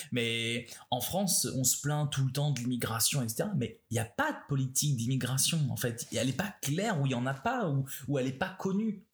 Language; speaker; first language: French; native; French